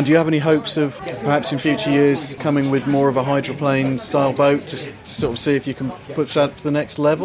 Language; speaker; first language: English; native; English